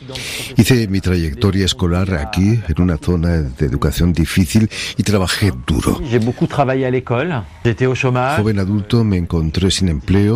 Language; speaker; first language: Spanish; native; Spanish